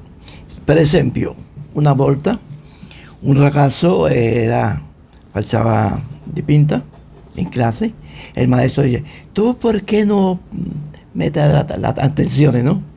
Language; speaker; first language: Italian; non-native, fluent; Spanish